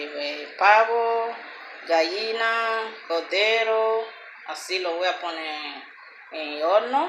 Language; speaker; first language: Spanish; non-native, learner; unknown